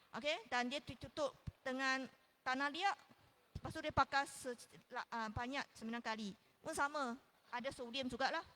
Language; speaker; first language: Malay; non-native, local second language; Chinese